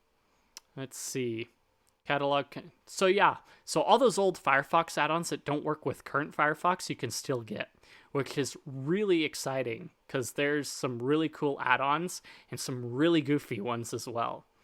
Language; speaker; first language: English; native; English